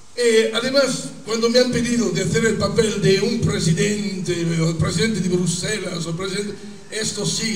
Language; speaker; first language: Spanish; non-native, fluent; Italian